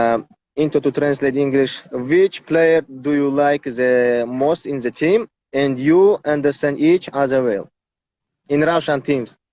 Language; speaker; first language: English; non-native, learner; Tajik